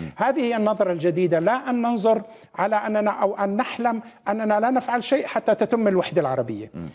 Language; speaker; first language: Arabic; native; Arabic